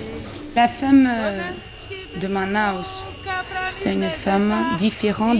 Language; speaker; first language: French; non-native, learner; Portuguese